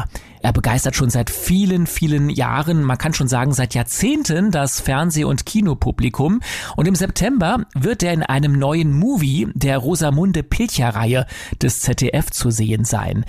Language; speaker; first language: German; native; German